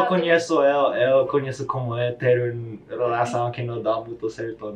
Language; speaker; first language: Portuguese; non-native, learner; English